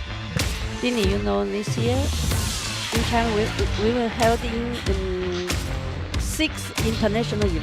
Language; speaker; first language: English; non-native, learner; Chinese